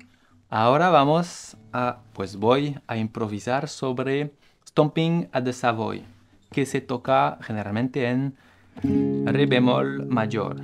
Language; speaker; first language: Spanish; non-native, fluent; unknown